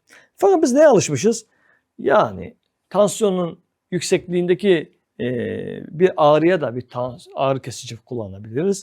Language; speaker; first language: Turkish; native; Turkish